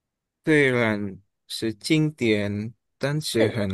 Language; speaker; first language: Chinese; non-native, learner; Indonesian